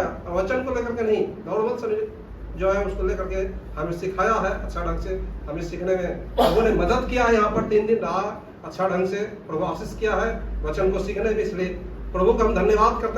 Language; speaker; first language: Hindi; non-native, local second language; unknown